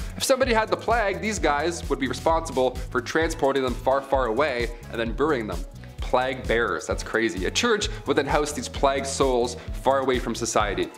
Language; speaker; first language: English; native; English